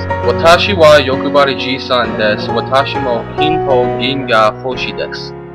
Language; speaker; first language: Japanese; non-native, learner; English